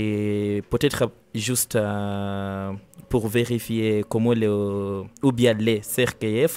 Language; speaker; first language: French; non-native, learner; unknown